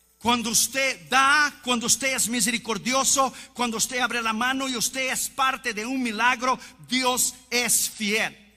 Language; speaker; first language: Spanish; non-native, fluent; Portuguese